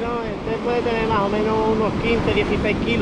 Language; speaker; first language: Spanish; native; Spanish